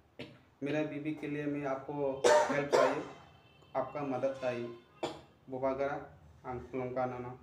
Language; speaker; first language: Hindi; non-native, local second language; Kok Borok